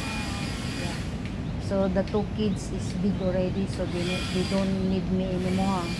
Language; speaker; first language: English; non-native, local second language; Filipino